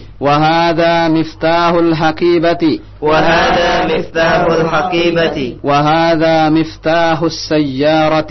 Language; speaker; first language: Arabic; non-native, fluent; Indonesian